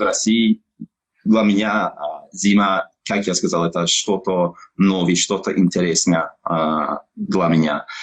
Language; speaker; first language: Russian; non-native, learner; English